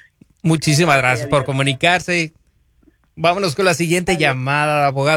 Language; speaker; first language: Spanish; native; Spanish